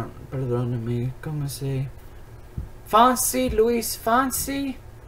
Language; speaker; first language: Spanish; non-native, learner; English